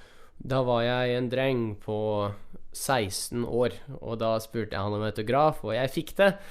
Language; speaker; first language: Norwegian; early bilingual, other home language; Russian